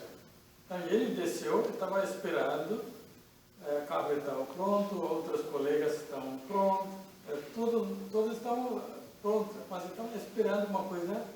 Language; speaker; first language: Portuguese; non-native, learner; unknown